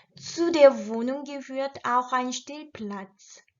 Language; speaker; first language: German; non-native, fluent; Korean